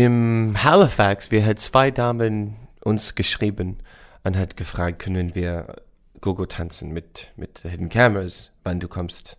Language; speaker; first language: German; non-native, learner; English